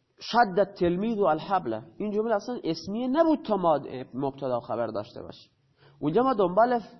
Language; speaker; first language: Persian; non-native, local second language; Baluchi